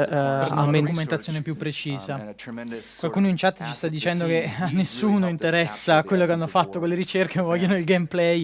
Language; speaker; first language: Italian; native; Italian